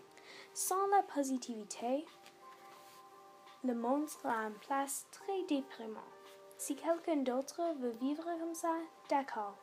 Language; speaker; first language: French; non-native, local second language; English